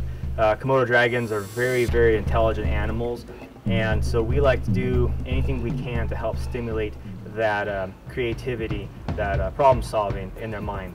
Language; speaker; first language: English; native; English